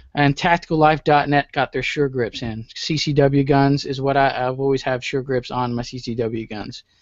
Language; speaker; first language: English; native; English